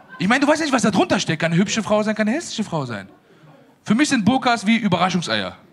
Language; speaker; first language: German; early bilingual, other home language; Persian